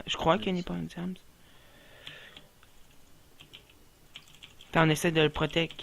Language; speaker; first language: French; native; French